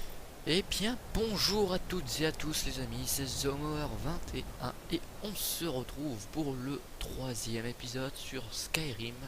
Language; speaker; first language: French; native; French